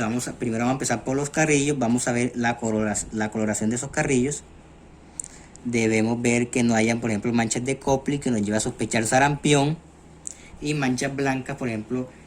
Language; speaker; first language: Spanish; native; Spanish